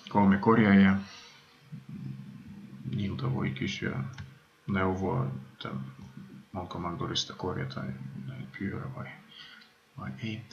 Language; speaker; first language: Finnish; non-native, fluent; Russian